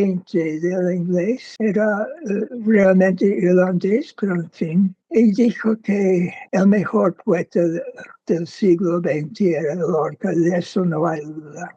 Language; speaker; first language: Spanish; non-native, fluent; English